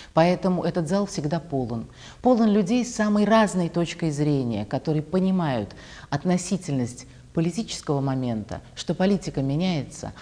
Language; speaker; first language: Russian; native; Russian